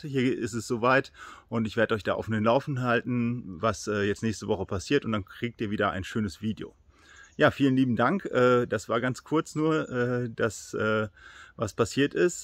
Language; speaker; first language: German; native; German